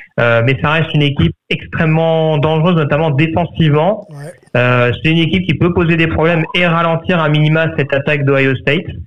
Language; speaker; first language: French; native; French